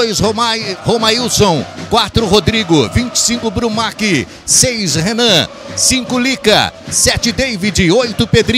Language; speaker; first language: Portuguese; native; Portuguese